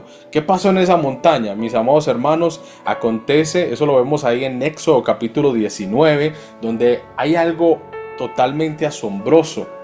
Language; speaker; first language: Spanish; native; Spanish